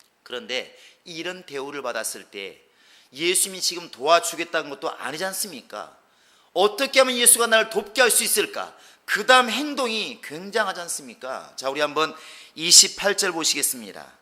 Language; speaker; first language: Korean; native; Korean